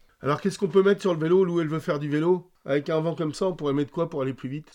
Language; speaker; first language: French; native; French